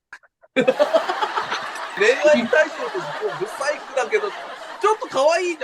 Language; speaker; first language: Japanese; native; Japanese